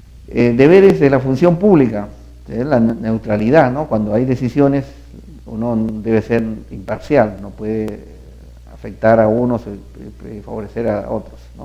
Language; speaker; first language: Spanish; native; Spanish